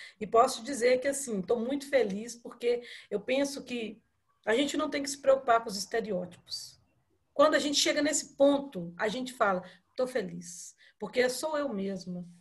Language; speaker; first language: Portuguese; native; Portuguese